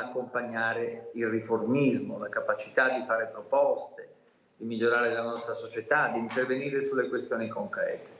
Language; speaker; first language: Italian; native; Italian